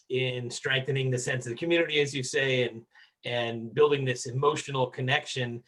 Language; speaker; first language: English; native; English